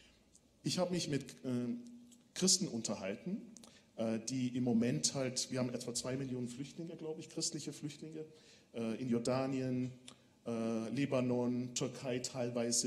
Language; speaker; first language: German; non-native, fluent; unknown